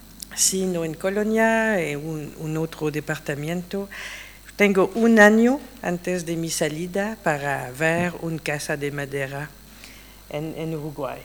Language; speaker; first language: Spanish; non-native, fluent; English